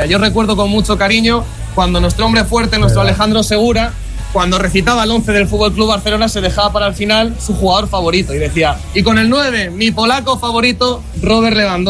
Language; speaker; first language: Spanish; native; Spanish